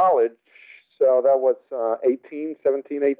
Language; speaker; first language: English; non-native, fluent; Spanish